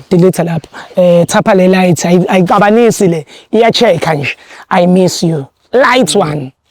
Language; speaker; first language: Zulu; native; Zulu